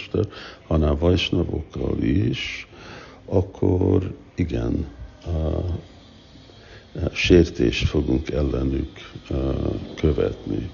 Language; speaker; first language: Hungarian; early bilingual, heritage; Hungarian